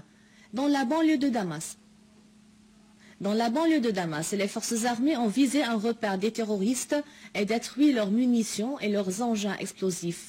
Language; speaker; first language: French; non-native, fluent; Arabic